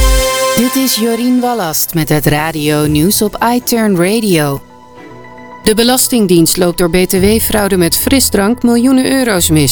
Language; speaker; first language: Dutch; native; Dutch